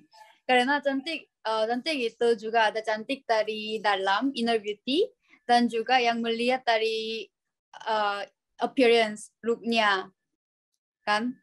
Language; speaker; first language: Indonesian; non-native, learner; Korean